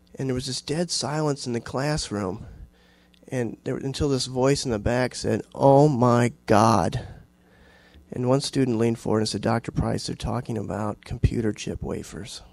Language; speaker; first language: English; native; English